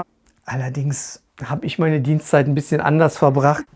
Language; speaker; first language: German; native; German